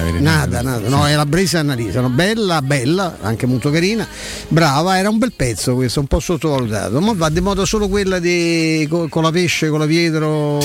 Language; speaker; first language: Italian; native; Italian